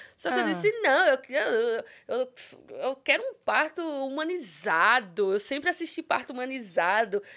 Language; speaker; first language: Portuguese; native; Portuguese